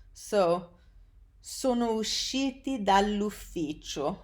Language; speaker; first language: Italian; non-native, fluent; English